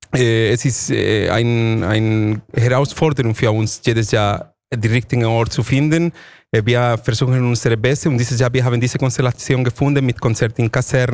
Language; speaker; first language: German; non-native, fluent; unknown